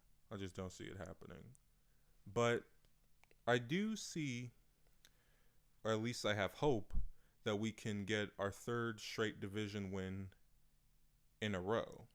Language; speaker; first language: English; native; English